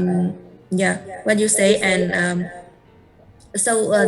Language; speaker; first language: English; non-native, learner; Vietnamese